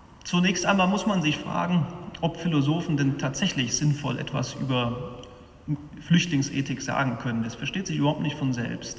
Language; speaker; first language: German; native; German